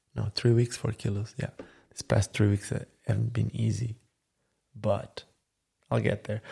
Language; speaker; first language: English; non-native, fluent; Croatian